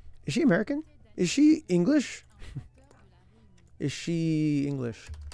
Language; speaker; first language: English; native; English